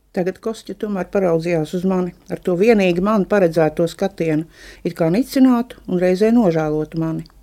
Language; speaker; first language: Latvian; native; Latvian